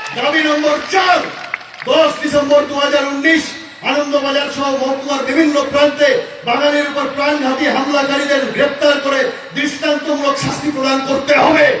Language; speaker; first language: Bangla; native; Bangla